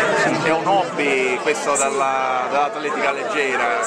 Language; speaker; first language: Italian; native; Italian